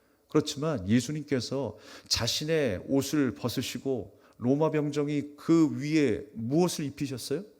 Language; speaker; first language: Korean; native; Korean